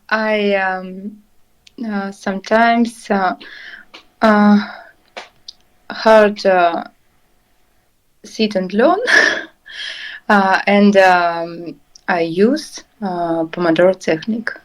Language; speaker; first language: English; non-native, learner; Russian